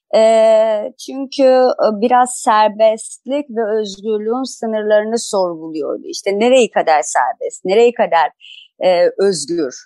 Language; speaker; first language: Turkish; non-native, fluent; Persian